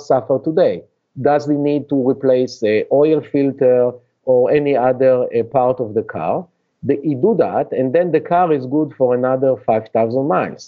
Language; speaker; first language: English; non-native, fluent; Hebrew